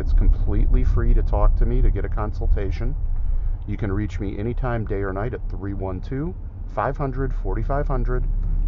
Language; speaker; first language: English; native; English